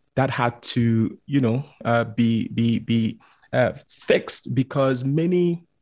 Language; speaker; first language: English; non-native, local second language; Akan